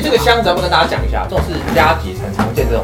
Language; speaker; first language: Chinese; native; Chinese